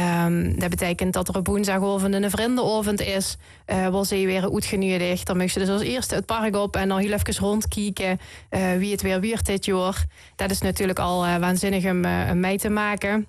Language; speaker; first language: Dutch; native; Dutch